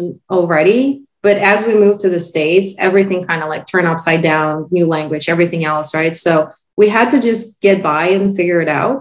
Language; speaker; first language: English; non-native, fluent; Russian